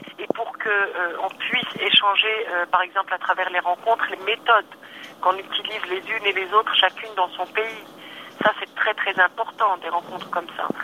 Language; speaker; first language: French; non-native, local second language; Arabic